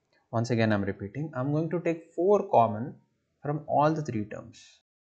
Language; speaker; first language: English; non-native, local second language; Telugu